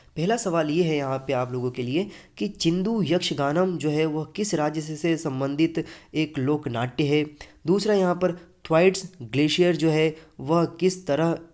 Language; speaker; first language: Hindi; native; Hindi